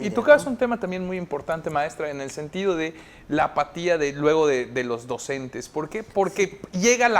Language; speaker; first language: Spanish; native; Spanish